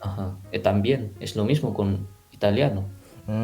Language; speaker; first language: Spanish; non-native, fluent; Indonesian